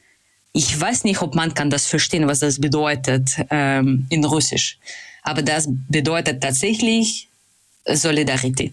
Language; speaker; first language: German; non-native, fluent; Russian